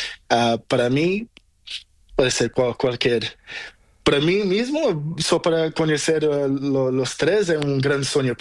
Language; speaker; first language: Spanish; non-native, learner; Portuguese